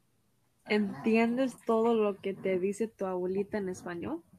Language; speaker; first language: Spanish; early bilingual, heritage; Spanish